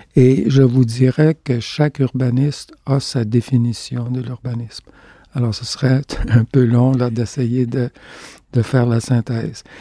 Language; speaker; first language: French; native; French